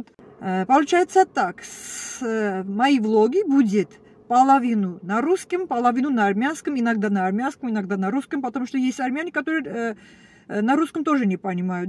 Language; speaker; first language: Russian; non-native, learner; Armenian